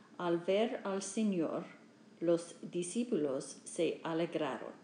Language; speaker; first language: Spanish; non-native, learner; English